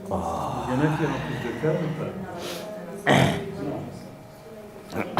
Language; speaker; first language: French; non-native, fluent; Spanish